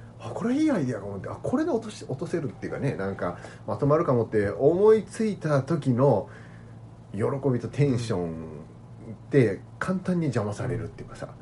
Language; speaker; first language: Japanese; native; Japanese